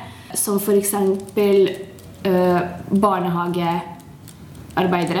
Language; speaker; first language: Norwegian; non-native, fluent; Hungarian